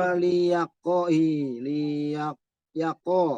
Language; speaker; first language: Arabic; non-native, learner; Indonesian